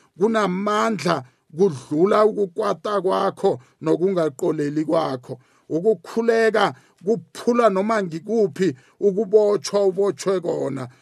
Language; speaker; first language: Zulu; non-native, local second language; South Ndebele